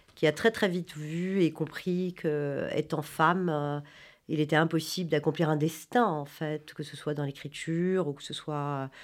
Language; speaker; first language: French; non-native, local second language; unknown